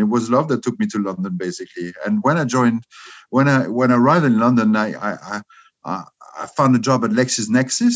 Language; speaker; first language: English; non-native, fluent; French